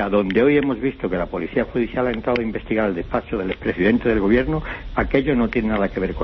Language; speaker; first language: Spanish; native; Spanish